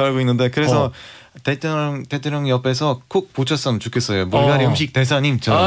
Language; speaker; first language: Korean; non-native, fluent; Bulgarian